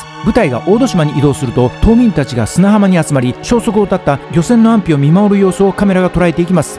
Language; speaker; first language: Japanese; native; Japanese